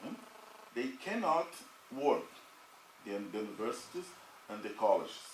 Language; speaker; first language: English; non-native, learner; Portuguese